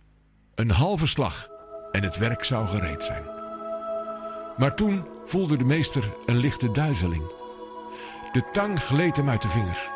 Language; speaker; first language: Dutch; native; Dutch